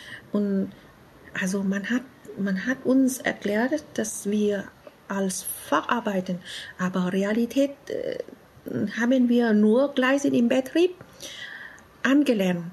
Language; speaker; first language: German; non-native, learner; Vietnamese